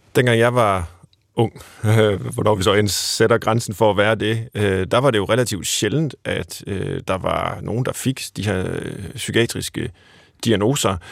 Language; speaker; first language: Danish; native; Danish